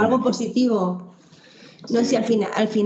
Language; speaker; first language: Spanish; native; Spanish